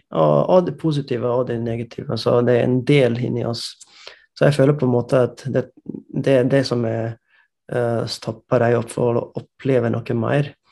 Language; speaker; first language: Norwegian; non-native, fluent; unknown